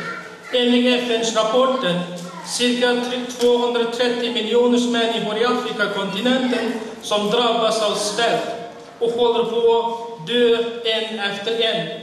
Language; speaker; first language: Swedish; non-native, fluent; Uyghur